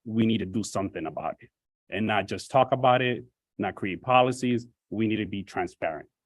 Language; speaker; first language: English; native; English